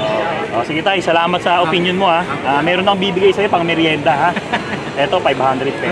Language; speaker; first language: Filipino; native; Filipino